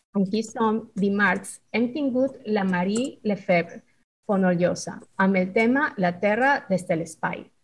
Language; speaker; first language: Catalan; non-native, fluent; Spanish